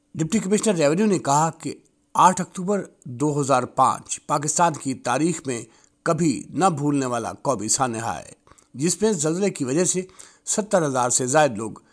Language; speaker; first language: Urdu; non-native, local second language; Punjabi